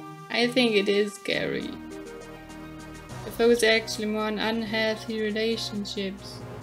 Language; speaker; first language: English; non-native, fluent; German